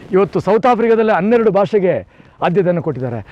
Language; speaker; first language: Kannada; non-native, local second language; Kodava